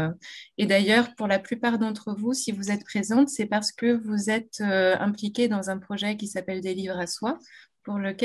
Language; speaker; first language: French; native; French